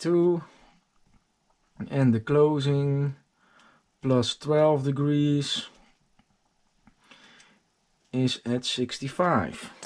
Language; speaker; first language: English; non-native, fluent; Dutch